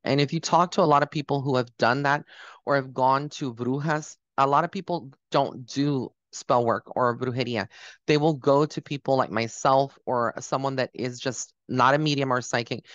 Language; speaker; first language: English; early bilingual, other home language; Spanish